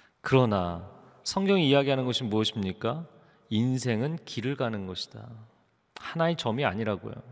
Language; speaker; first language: Korean; native; Korean